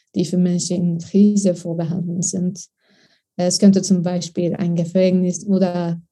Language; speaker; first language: German; non-native, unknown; Swedish